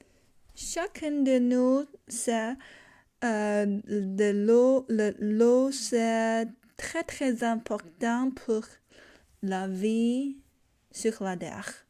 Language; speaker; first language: French; non-native, learner; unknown